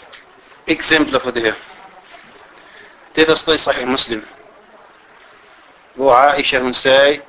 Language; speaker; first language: Danish; early bilingual, other home language; Arabic